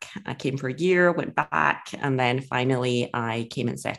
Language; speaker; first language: English; native; English